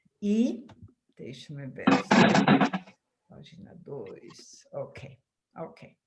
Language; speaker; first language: Portuguese; non-native, fluent; German